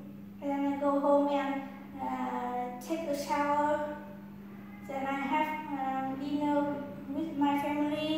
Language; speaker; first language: English; non-native, learner; Vietnamese